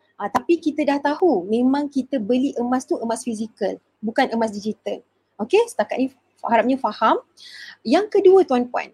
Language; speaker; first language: Malay; native; Malay